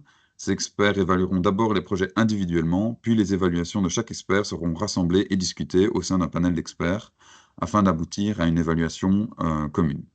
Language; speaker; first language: French; native; French